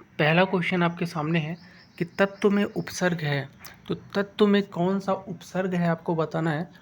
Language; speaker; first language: Hindi; native; Hindi